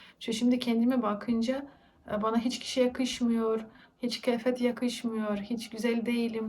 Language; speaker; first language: Turkish; non-native, learner; Russian